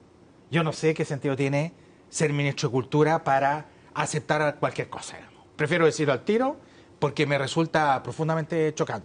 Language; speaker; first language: Spanish; native; Spanish